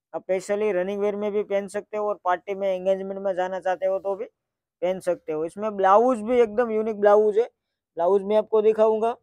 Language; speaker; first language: Hindi; non-native, local second language; Gujarati